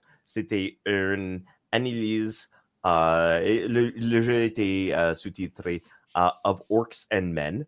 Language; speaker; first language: French; non-native, local second language; English